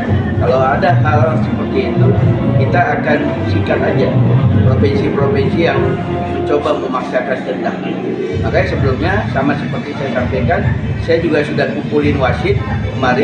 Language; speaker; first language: Indonesian; native; Indonesian